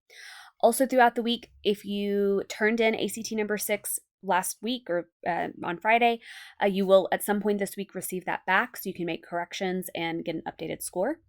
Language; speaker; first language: English; native; English